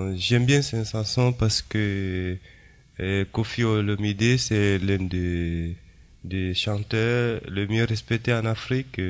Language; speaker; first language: French; non-native, local second language; Fula